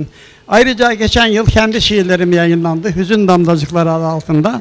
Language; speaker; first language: Turkish; native; Turkish